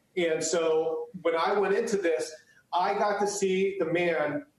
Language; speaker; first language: English; early bilingual, other home language; Chinese